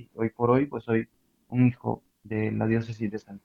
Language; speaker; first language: Spanish; native; Spanish